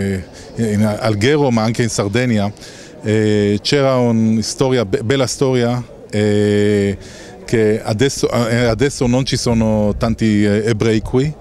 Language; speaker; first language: Italian; non-native, learner; Hebrew